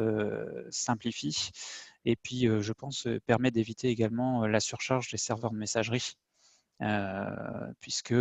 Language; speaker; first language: French; native; French